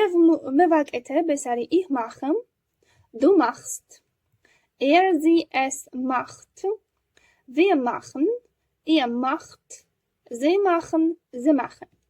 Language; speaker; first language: German; non-native, learner; Georgian